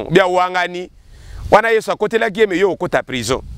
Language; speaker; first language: French; non-native, local second language; Lingala